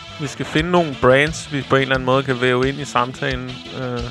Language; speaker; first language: Danish; native; Danish